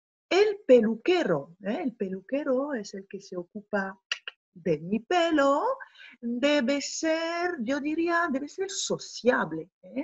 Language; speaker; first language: Spanish; non-native, fluent; French